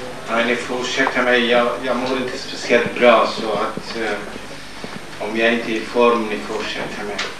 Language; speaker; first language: Swedish; non-native, fluent; Kurdish